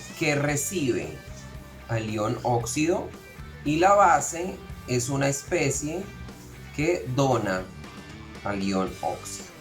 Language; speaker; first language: Spanish; native; Spanish